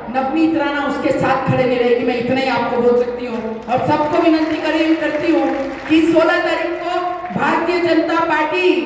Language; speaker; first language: Hindi; non-native, local second language; Marathi